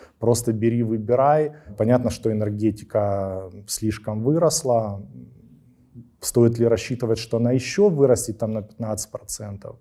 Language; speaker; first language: Russian; native; Russian